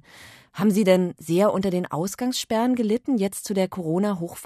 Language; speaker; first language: German; native; German